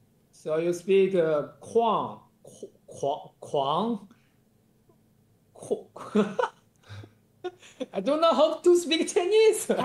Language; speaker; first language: English; non-native, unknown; Chinese